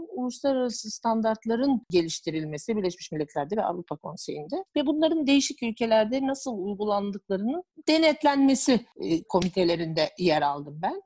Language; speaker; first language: Turkish; native; Turkish